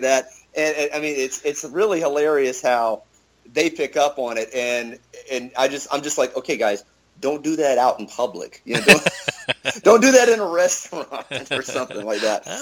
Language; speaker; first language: English; native; English